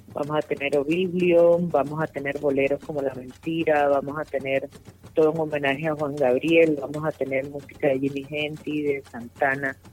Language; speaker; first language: Spanish; native; Spanish